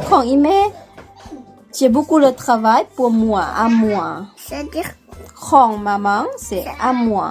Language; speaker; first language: French; non-native, learner; Lao